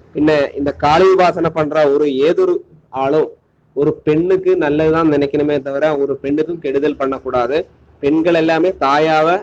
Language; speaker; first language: Tamil; non-native, local second language; Malayalam